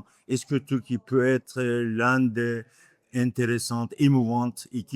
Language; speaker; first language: French; non-native, fluent; Turkish